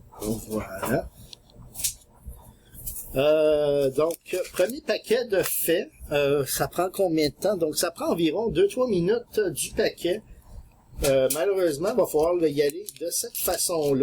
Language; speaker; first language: French; native; French